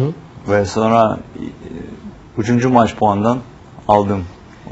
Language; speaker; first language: Turkish; non-native, fluent; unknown